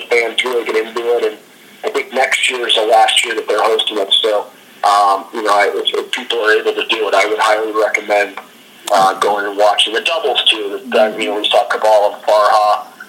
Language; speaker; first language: English; native; English